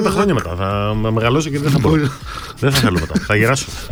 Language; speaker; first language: Greek; native; Greek